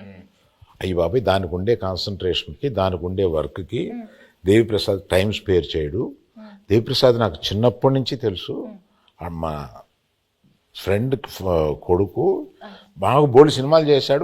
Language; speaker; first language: Telugu; native; Telugu